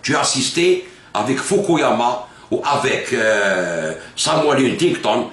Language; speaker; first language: French; non-native, local second language; Arabic